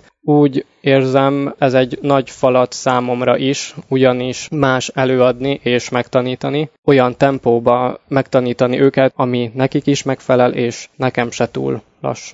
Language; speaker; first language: Hungarian; native; Hungarian